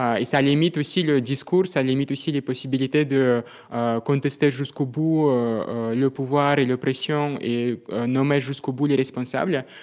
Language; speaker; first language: French; non-native, fluent; Russian